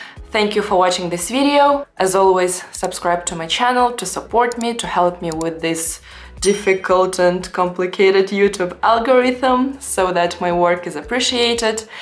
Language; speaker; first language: English; non-native, fluent; Russian